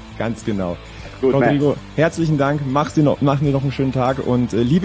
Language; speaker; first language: German; native; German